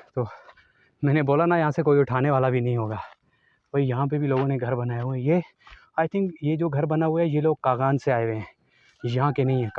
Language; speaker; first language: Urdu; non-native, local second language; Northern Hindko